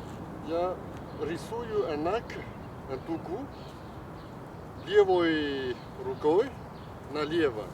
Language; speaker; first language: Russian; non-native, fluent; Chinese